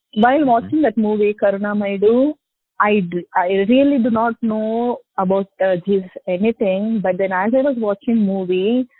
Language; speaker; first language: English; non-native, local second language; Telugu